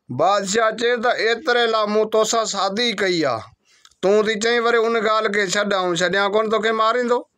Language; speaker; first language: Sindhi; non-native, local second language; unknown